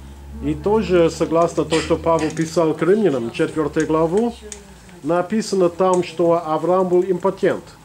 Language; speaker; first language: Russian; non-native, fluent; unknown